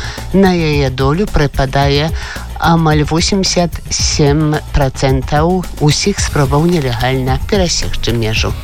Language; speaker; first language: Belarusian; native; Belarusian